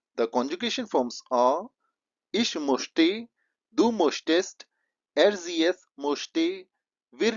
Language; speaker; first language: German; non-native, fluent; Hindi